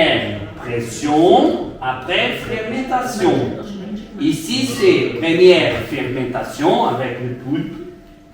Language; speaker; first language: French; non-native, learner; Portuguese